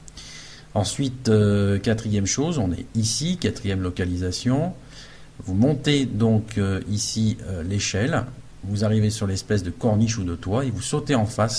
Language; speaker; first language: French; native; French